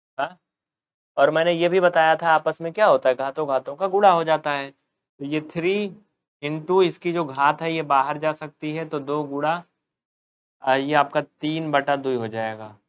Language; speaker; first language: Hindi; native; Hindi